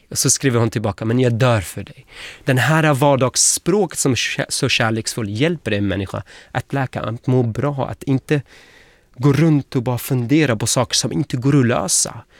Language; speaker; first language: Swedish; non-native, fluent; Arabic